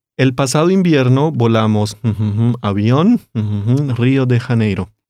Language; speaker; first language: Spanish; native; Spanish